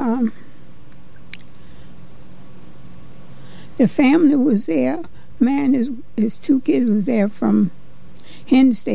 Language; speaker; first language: English; native; English